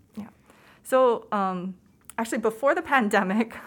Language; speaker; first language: English; native; English